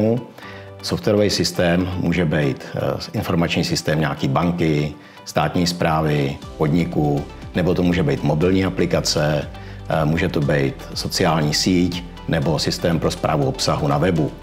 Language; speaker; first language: Czech; native; Czech